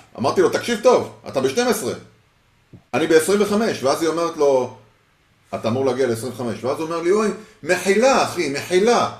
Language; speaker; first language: Hebrew; early bilingual, heritage; Hebrew